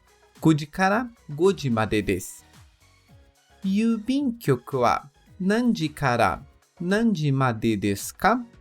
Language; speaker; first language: Japanese; non-native, learner; Portuguese